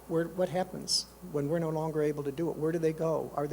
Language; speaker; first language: English; native; English